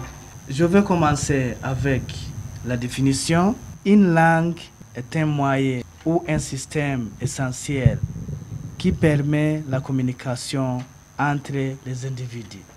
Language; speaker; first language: French; non-native, learner; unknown